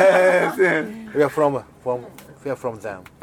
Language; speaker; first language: English; non-native, learner; Japanese